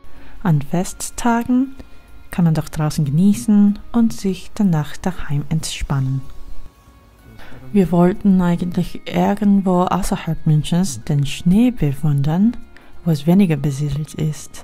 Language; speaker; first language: German; non-native, fluent; Korean